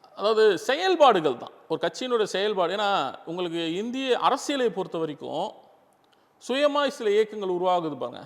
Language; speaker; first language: Tamil; non-native, local second language; Urdu